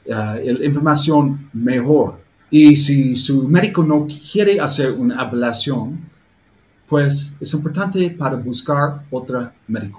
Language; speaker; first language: Spanish; non-native, learner; English